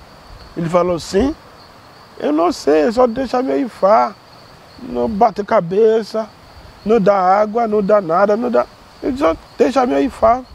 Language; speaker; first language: Portuguese; non-native, learner; Yoruba